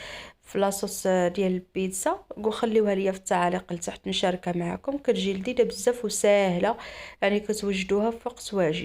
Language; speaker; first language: Arabic; native; Arabic